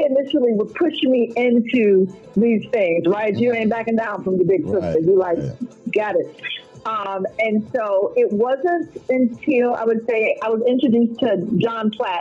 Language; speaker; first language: English; native; English